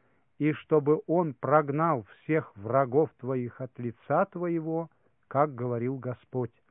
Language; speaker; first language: Russian; native; Russian